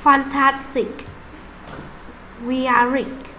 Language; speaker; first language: English; non-native, learner; Vietnamese